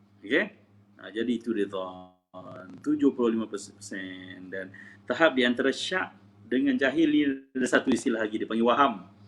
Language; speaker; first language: Malay; native; Malay